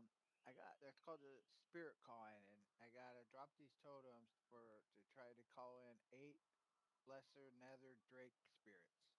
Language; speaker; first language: English; native; English